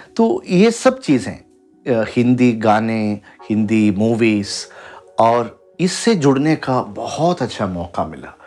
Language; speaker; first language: Hindi; non-native, local second language; Malayalam